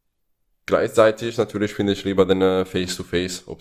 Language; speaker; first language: German; non-native, fluent; Italian